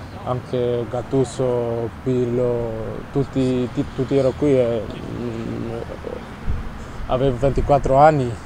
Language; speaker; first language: Italian; non-native, learner; Dutch